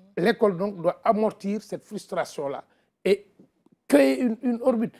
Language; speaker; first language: French; non-native, local second language; Wolof